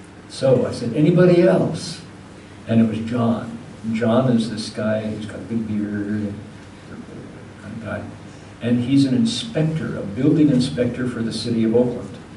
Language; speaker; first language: English; native; English